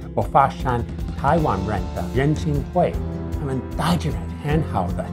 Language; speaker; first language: Chinese; non-native, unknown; English